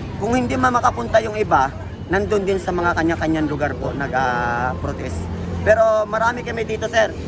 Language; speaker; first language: Filipino; native; Filipino